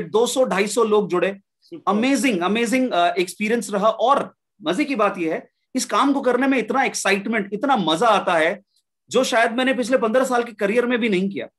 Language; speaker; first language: Hindi; native; Hindi